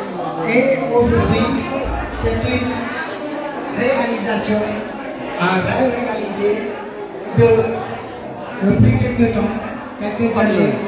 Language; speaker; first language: French; non-native, fluent; Khmer